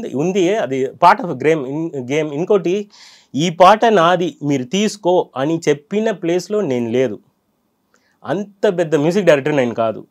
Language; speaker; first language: Telugu; non-native, fluent; Tamil